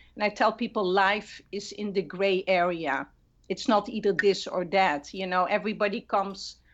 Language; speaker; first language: English; non-native, fluent; Dutch